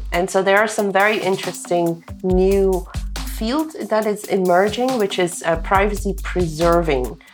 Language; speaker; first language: English; non-native, fluent; Dutch